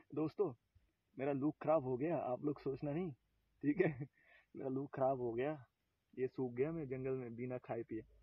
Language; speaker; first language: Hindi; non-native, local second language; Bangla